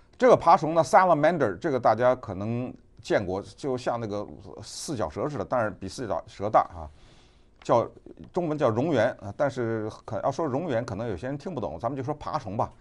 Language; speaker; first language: Chinese; native; Chinese